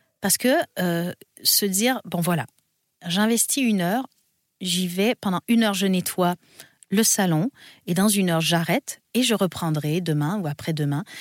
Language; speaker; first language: French; native; French